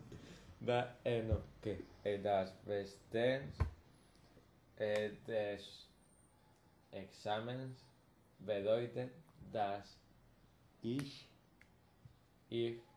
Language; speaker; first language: German; non-native, learner; Spanish